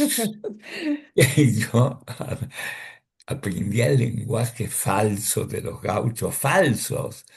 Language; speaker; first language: Spanish; early bilingual, other home language; Russian